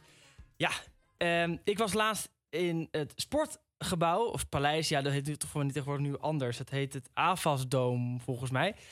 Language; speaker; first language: Dutch; native; Dutch